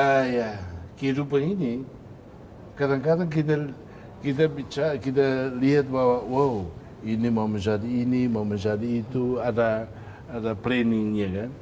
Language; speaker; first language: Indonesian; non-native, fluent; Tetum